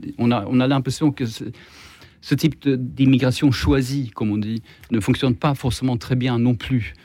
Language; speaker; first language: French; non-native, fluent; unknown